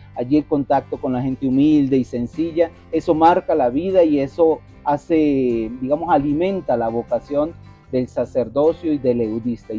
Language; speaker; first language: Spanish; native; Spanish